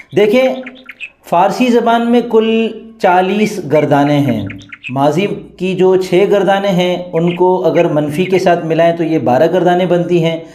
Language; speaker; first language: Urdu; native; Urdu